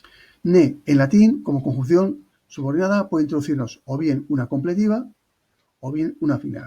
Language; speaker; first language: Spanish; native; Spanish